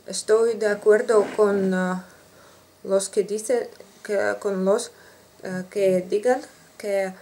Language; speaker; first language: Spanish; non-native, learner; Russian